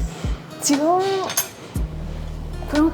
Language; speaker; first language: Korean; non-native, learner; Spanish